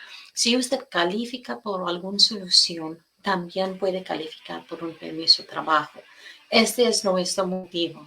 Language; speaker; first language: Spanish; non-native, fluent; English